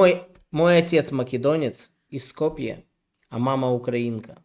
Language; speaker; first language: Russian; non-native, local second language; Ukrainian